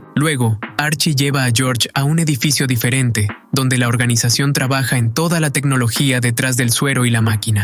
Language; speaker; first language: Spanish; native; Spanish